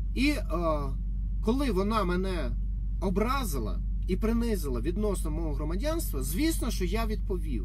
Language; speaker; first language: Ukrainian; non-native, local second language; Russian